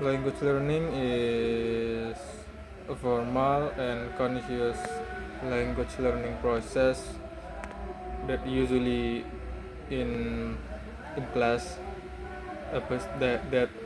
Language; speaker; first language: English; non-native, learner; Indonesian